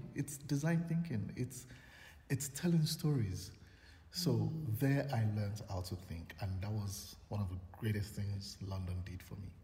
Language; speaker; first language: English; non-native, local second language; Yoruba